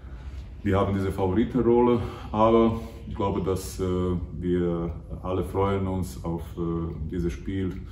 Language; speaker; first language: German; non-native, fluent; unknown